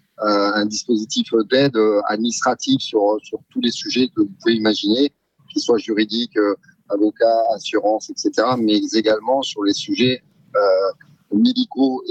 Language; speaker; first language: French; native; French